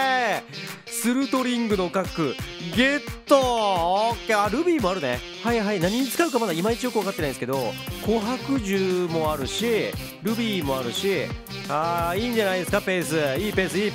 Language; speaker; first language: Japanese; native; Japanese